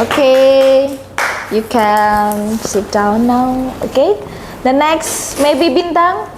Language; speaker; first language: English; non-native, learner; Indonesian